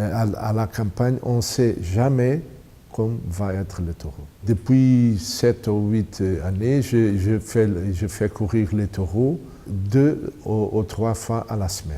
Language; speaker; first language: French; non-native, fluent; Portuguese